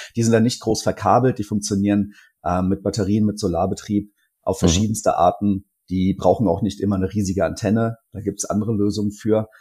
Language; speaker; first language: German; native; German